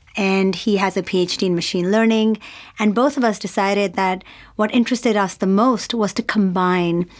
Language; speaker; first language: English; non-native, local second language; Urdu